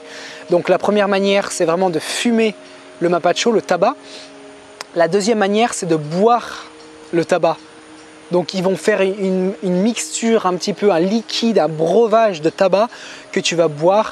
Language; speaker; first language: French; native; French